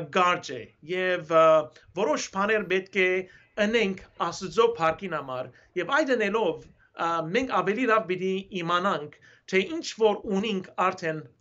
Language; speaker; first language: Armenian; early bilingual, heritage; Armenian